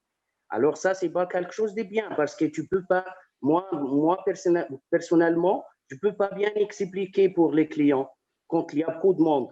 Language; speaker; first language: French; non-native, fluent; Arabic